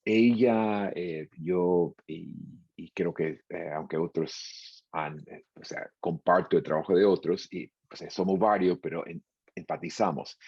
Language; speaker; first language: Spanish; non-native, fluent; English